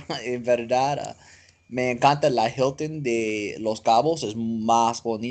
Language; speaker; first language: Spanish; non-native, learner; English